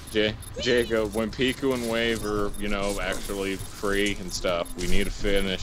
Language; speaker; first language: English; native; English